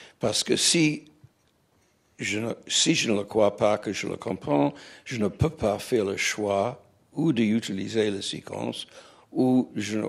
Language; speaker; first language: French; non-native, fluent; English